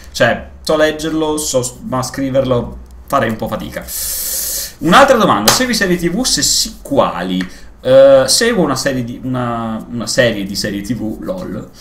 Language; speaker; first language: Italian; native; Italian